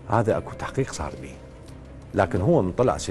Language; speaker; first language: Arabic; native; Arabic